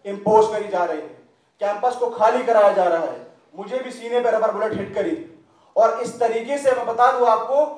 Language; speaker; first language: Hindi; native; Hindi